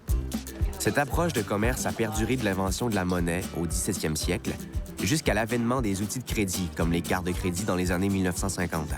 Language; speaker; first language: French; native; French